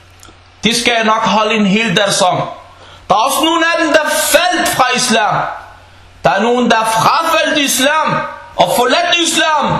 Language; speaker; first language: Danish; non-native, fluent; Arabic